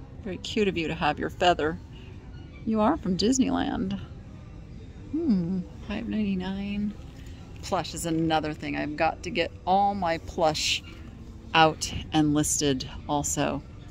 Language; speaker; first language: English; native; English